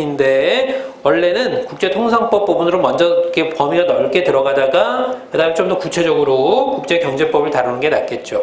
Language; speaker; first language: Korean; native; Korean